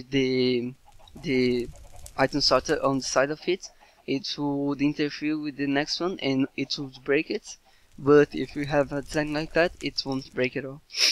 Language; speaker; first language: English; non-native, fluent; Portuguese